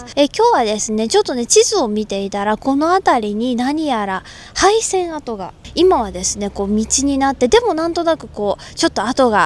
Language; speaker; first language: Japanese; native; Japanese